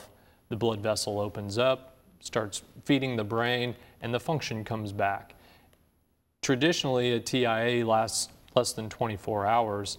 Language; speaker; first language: English; native; English